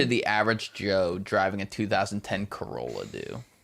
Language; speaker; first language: English; native; English